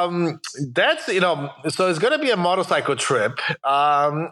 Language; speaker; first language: English; non-native, fluent; Polish